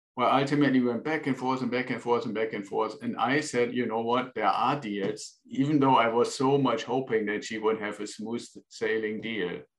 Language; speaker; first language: English; non-native, fluent; German